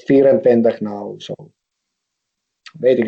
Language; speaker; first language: Dutch; non-native, fluent; Finnish